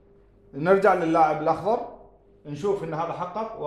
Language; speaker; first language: Arabic; native; Arabic